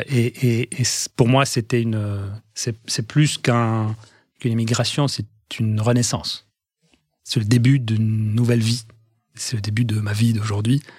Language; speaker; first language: French; non-native, local second language; Arabic